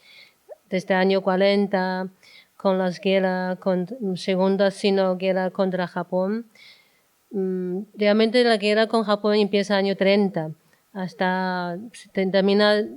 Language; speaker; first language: Spanish; non-native, learner; Chinese